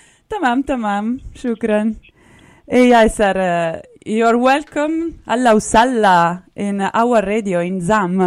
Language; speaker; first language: English; non-native, fluent; Italian